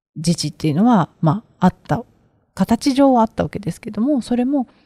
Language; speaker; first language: Japanese; native; Japanese